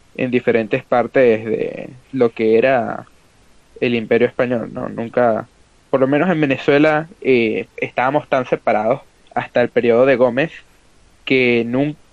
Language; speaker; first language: Spanish; native; Spanish